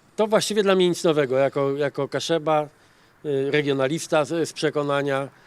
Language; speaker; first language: Polish; native; Polish